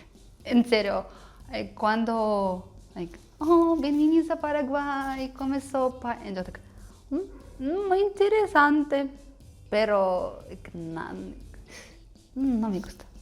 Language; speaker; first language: Spanish; non-native, learner; Russian